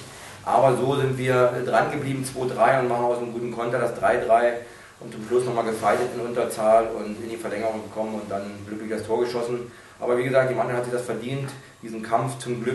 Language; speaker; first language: German; native; German